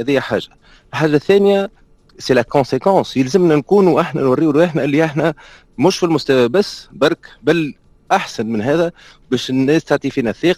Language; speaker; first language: Arabic; native; Arabic